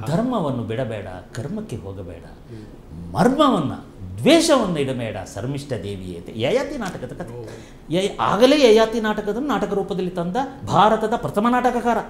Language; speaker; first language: Kannada; non-native, local second language; Kodava